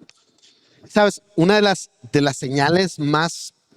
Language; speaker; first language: Spanish; native; Spanish